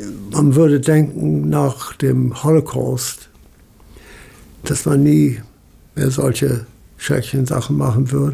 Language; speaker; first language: German; early bilingual, heritage; German